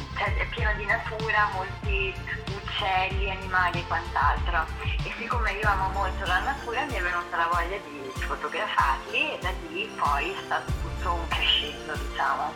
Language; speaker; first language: Italian; native; Italian